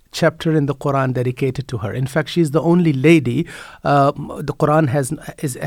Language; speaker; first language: English; non-native, fluent; Dutch